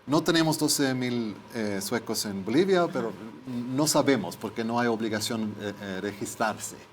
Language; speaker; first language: Spanish; non-native, fluent; Swedish